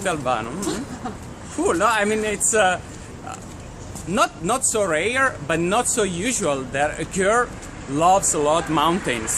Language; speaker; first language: English; non-native, fluent; Italian